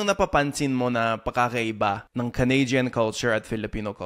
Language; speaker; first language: Filipino; non-native, fluent; English